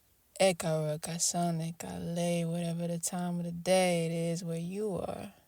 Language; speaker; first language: English; native; English